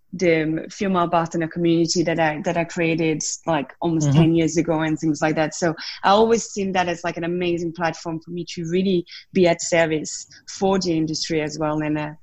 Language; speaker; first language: English; non-native, fluent; French